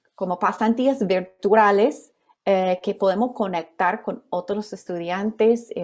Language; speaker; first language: Spanish; non-native, fluent; English